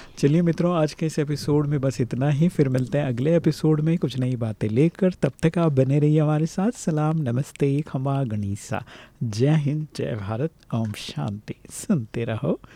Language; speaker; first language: Hindi; native; Hindi